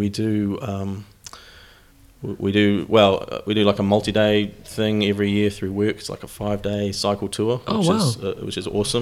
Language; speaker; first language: English; native; English